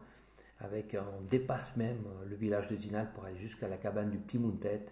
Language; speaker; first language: French; native; French